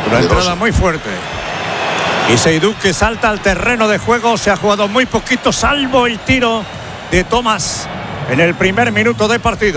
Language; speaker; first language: Spanish; native; Spanish